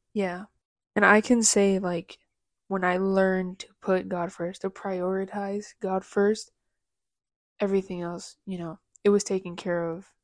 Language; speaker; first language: English; early bilingual, other home language; Spanish